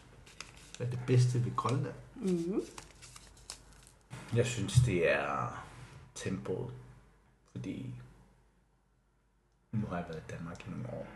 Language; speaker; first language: Danish; non-native, local second language; Kalaallisut